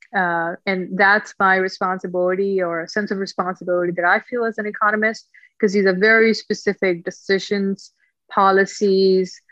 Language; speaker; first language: English; non-native, local second language; Punjabi